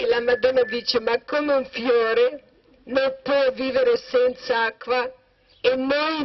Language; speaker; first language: Italian; non-native, learner; Croatian